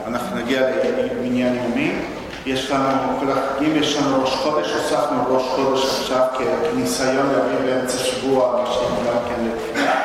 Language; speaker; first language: Hebrew; non-native, fluent; Spanish